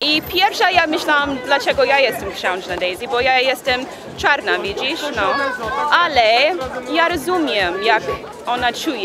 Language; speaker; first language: Polish; non-native, learner; English